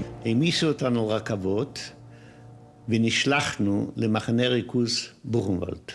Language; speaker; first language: Hebrew; non-native, fluent; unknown